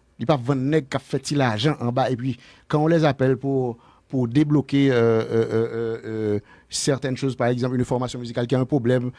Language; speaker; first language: French; non-native, local second language; Haitian Creole